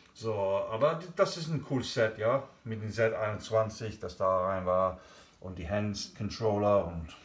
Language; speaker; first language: German; non-native, learner; English